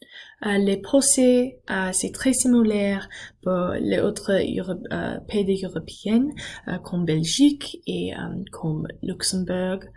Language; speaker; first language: French; non-native, learner; English